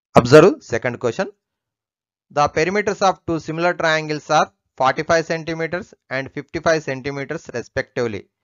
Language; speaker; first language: English; non-native, local second language; Telugu